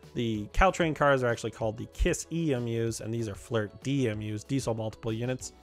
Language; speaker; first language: English; native; English